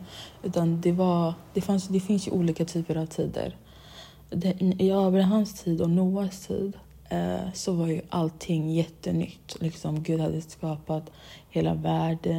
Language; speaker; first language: Swedish; non-native, local second language; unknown